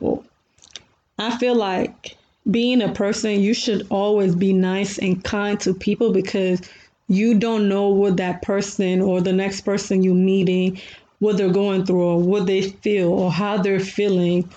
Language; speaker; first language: English; early bilingual, other home language; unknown